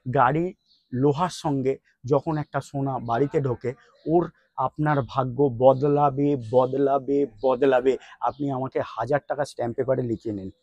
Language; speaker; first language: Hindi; non-native, local second language; Bangla